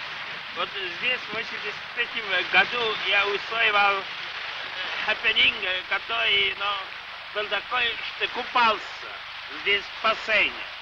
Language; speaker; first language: Russian; non-native, local second language; Estonian